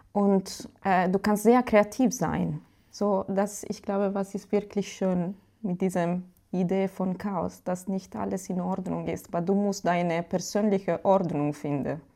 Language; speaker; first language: German; non-native, fluent; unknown